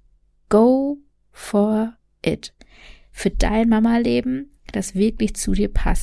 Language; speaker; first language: German; native; German